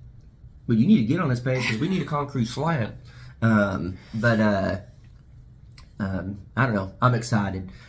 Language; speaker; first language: English; native; English